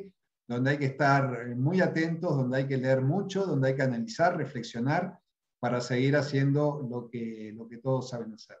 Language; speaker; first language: Spanish; native; Spanish